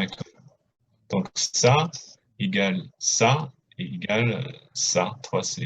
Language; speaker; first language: French; non-native, fluent; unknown